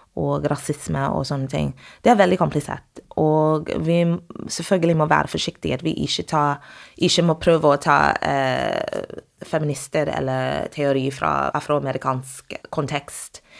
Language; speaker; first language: Norwegian; non-native, fluent; English